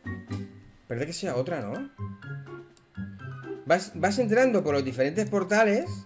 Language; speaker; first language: Spanish; native; Spanish